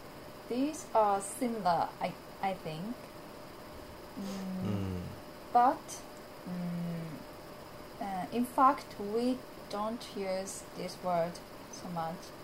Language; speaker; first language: English; non-native, learner; Japanese